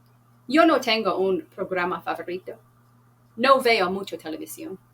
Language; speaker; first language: Spanish; non-native, fluent; English